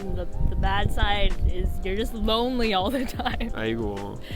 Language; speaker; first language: English; native; English